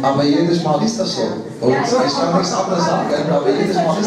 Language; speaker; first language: German; non-native, fluent; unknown